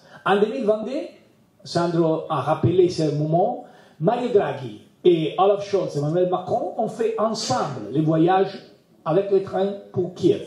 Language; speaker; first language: French; non-native, learner; Italian